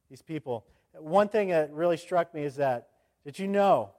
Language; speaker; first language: English; native; English